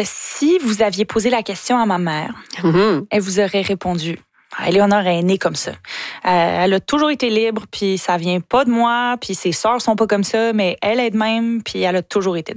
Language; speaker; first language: French; native; French